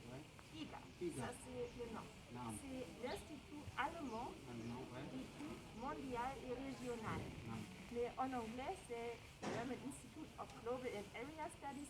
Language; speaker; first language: French; non-native, fluent; German